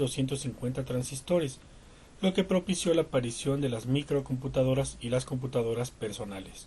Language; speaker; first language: Spanish; native; Spanish